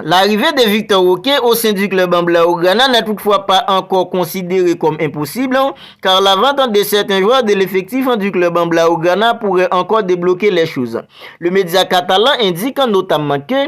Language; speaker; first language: French; native; French